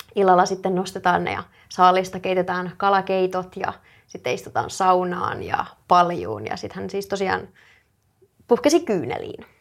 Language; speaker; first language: Finnish; native; Finnish